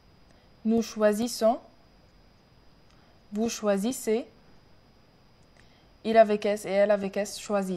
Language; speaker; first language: French; non-native, learner; Arabic